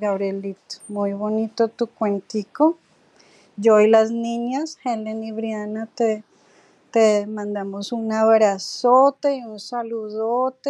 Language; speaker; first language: Spanish; native; Spanish